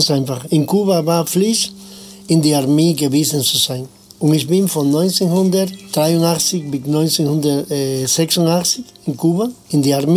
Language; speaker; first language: German; non-native, fluent; Spanish